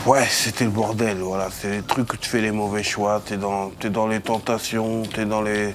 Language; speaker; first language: French; native; French